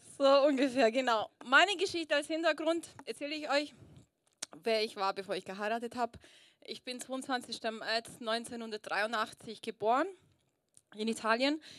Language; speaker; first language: German; early bilingual, other home language; Italian